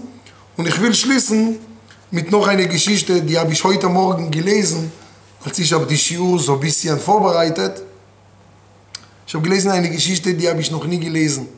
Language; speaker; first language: German; non-native, fluent; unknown